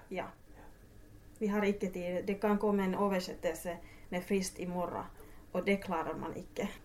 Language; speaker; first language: Swedish; non-native, local second language; Finnish